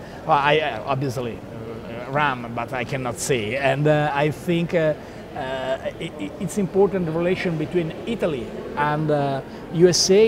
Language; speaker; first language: English; non-native, learner; Italian